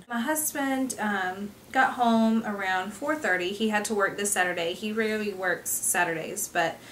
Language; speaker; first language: English; native; English